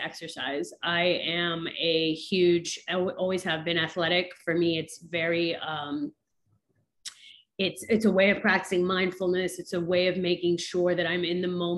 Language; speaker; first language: English; native; English